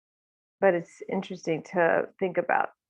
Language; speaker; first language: English; native; English